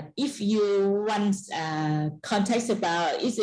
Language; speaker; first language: English; non-native, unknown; Vietnamese